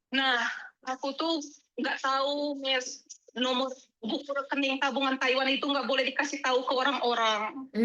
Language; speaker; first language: Indonesian; native; Indonesian